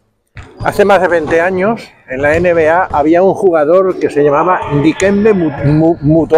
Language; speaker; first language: Spanish; native; Spanish